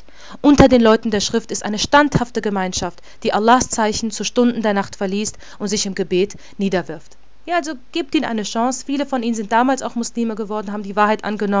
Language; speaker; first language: German; native; German